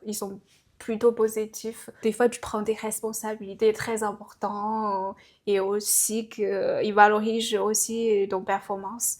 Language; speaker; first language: French; non-native, fluent; Chinese